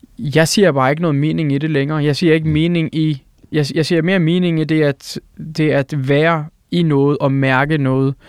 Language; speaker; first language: Danish; early bilingual, other home language; Turkish